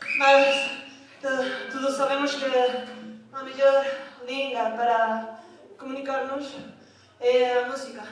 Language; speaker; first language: Portuguese; non-native, learner; Galician